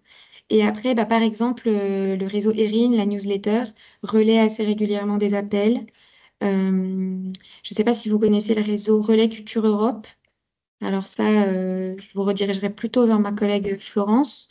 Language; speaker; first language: French; native; French